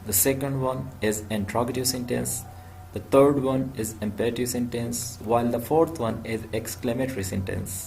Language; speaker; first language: English; non-native, local second language; Urdu